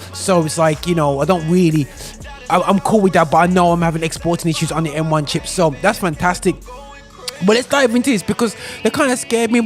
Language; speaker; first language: English; native; English